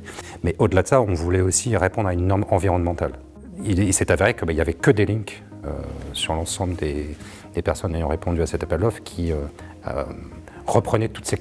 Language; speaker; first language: French; native; French